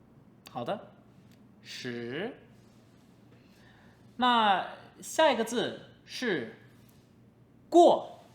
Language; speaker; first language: Chinese; non-native, fluent; English